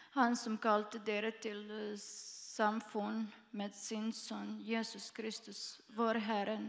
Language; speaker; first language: Norwegian; non-native, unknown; Croatian